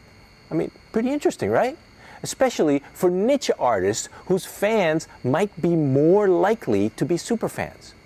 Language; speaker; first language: English; native; English